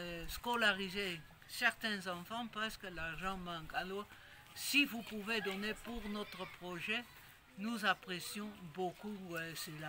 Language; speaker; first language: French; non-native, fluent; Dutch